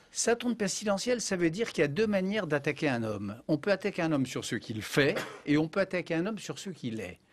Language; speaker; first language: French; native; French